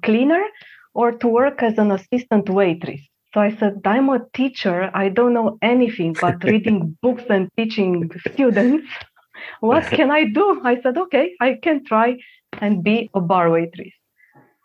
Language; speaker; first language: English; non-native, fluent; Romanian